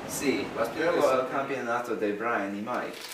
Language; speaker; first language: Spanish; non-native, learner; English